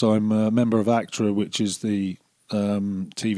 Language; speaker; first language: English; native; English